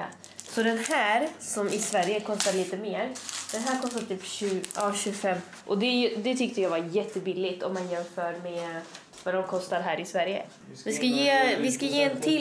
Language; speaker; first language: Swedish; native; Swedish